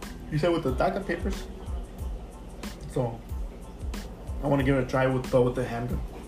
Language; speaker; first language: English; early bilingual, other home language; Spanish